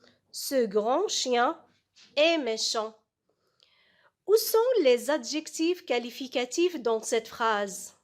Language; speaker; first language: French; non-native, local second language; Arabic